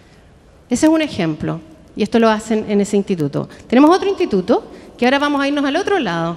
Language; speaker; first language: Spanish; native; Spanish